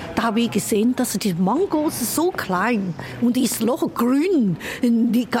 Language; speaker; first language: German; non-native, fluent; Chinese